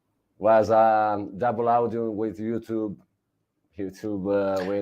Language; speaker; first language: English; non-native, learner; Italian